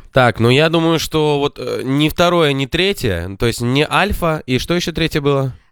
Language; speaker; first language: Russian; native; Russian